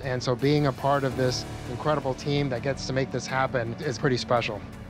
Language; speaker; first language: English; early bilingual, other home language; Spanish